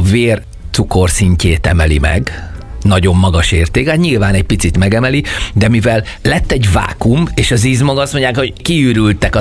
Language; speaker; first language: Hungarian; native; Hungarian